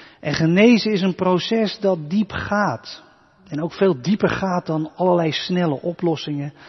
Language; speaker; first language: Dutch; native; Dutch